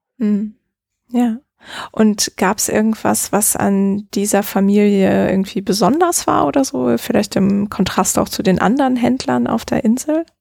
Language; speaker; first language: German; native; German